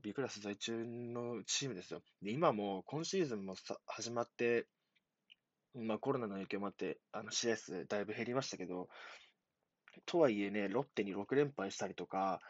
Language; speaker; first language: Japanese; native; Japanese